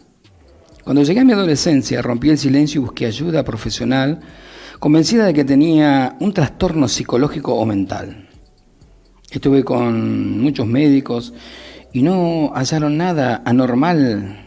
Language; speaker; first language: Spanish; native; Spanish